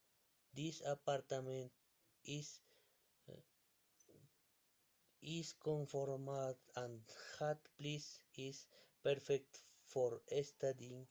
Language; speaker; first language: English; non-native, learner; Spanish